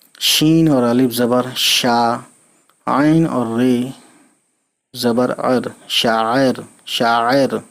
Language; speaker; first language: Urdu; native; Urdu